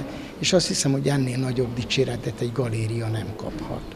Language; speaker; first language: Hungarian; native; Hungarian